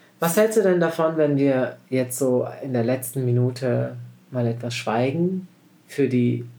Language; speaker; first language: German; early bilingual, other home language; Turkish